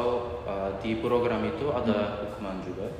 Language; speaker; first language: Indonesian; non-native, learner; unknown